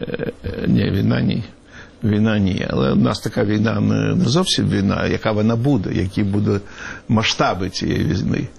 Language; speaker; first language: Ukrainian; non-native, local second language; Russian